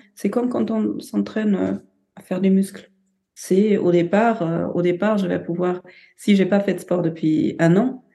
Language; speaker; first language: French; non-native, fluent; German